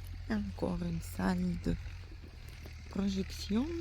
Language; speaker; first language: French; non-native, fluent; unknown